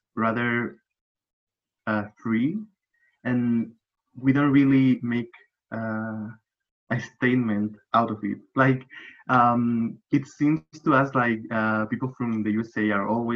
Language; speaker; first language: English; non-native, fluent; Spanish